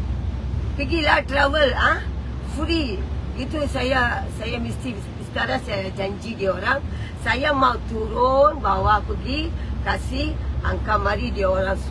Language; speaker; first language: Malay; non-native, local second language; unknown